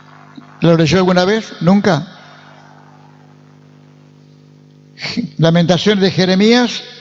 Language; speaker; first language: Spanish; native; Spanish